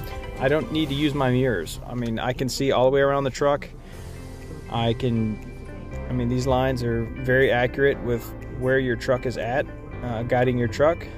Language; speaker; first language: English; native; English